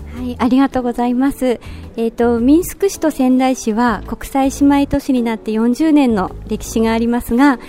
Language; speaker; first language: Japanese; native; Japanese